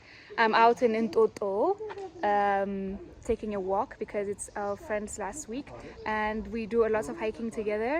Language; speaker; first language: English; non-native, local second language; Amharic